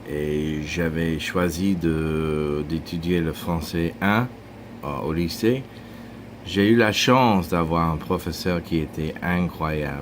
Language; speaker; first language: French; non-native, fluent; English